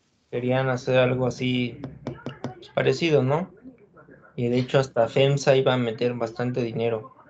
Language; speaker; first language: Spanish; native; Spanish